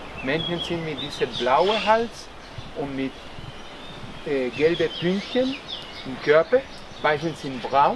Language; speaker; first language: German; non-native, fluent; Spanish